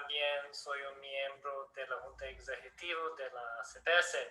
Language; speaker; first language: Spanish; non-native, learner; English